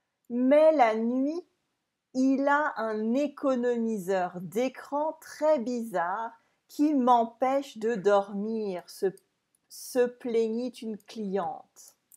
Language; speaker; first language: French; native; French